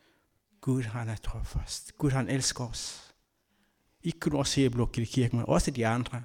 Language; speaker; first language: Danish; non-native, learner; Kabuverdianu